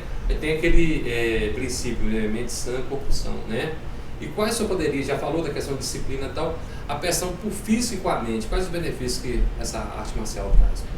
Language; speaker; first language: Portuguese; native; Portuguese